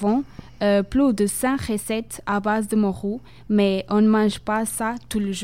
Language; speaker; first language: French; non-native, fluent; Portuguese